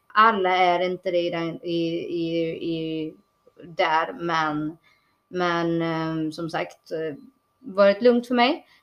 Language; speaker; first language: Swedish; early bilingual, other home language; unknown